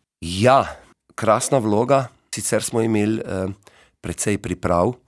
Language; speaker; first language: Slovenian; native; Slovenian